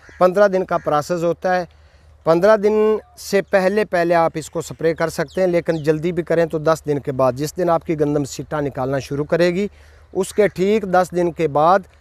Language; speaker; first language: Urdu; non-native, local second language; Punjabi